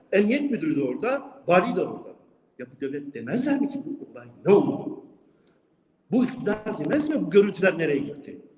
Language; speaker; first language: Turkish; non-native, local second language; Kurdish